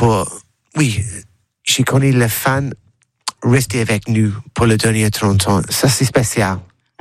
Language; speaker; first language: French; non-native, learner; English